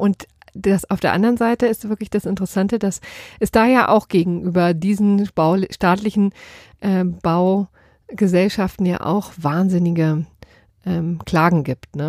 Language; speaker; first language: German; native; German